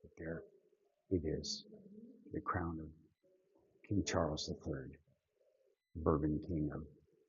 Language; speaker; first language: English; native; English